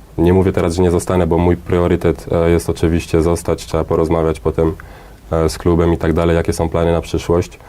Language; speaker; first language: Polish; early bilingual, heritage; Polish